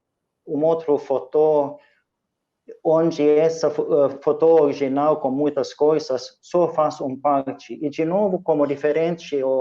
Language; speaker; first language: Portuguese; non-native, fluent; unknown